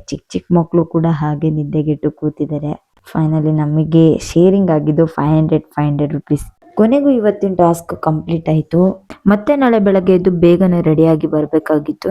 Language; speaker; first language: Kannada; non-native, local second language; Lambadi